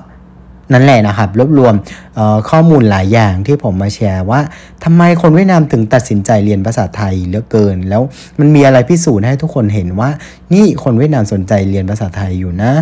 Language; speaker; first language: Thai; non-native, fluent; Vietnamese